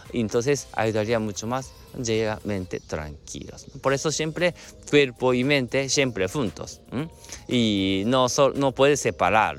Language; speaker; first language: Spanish; non-native, learner; Japanese